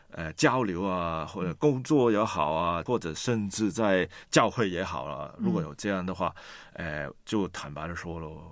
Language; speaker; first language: Chinese; non-native, local second language; Cantonese